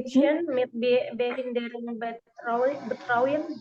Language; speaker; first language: German; non-native, learner; Indonesian